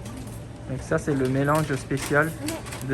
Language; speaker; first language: French; non-native, fluent; Japanese